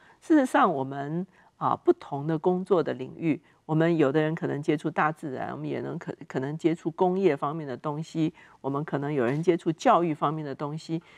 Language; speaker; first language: Chinese; native; Chinese